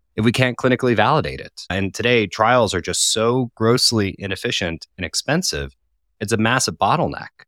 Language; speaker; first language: English; native; English